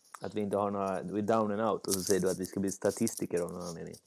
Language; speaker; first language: Swedish; native; Swedish